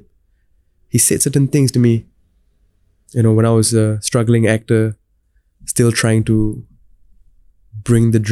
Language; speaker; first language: English; non-native, local second language; Tamil